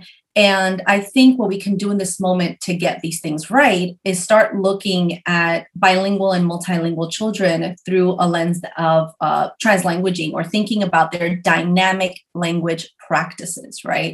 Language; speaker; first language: English; early bilingual, other home language; Spanish